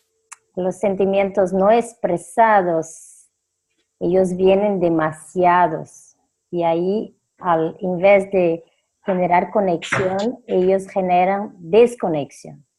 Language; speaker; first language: Spanish; non-native, fluent; Portuguese